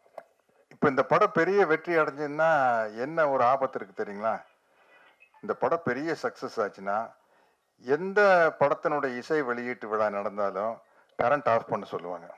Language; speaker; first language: Tamil; native; Tamil